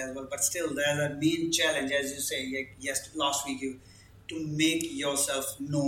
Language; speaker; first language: English; non-native, local second language; Punjabi